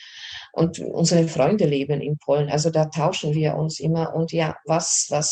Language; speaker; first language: German; non-native, fluent; Polish